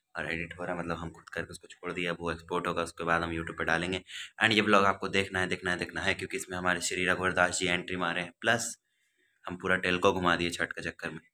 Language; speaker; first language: Hindi; native; Hindi